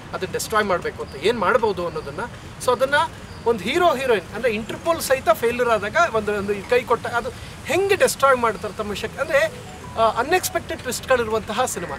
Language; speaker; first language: Kannada; native; Kannada